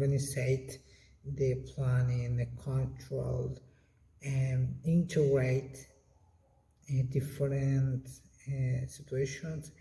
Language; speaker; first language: English; non-native, learner; Spanish